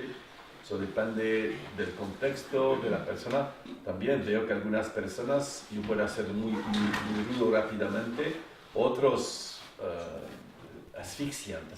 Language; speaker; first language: Spanish; non-native, fluent; French